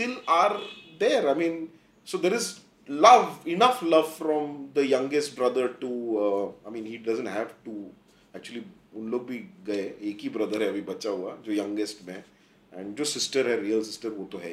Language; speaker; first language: English; non-native, local second language; Kannada